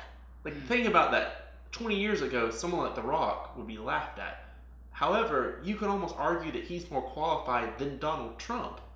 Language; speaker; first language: English; native; English